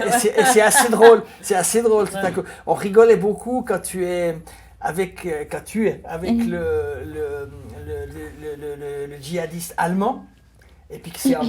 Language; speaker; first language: French; native; French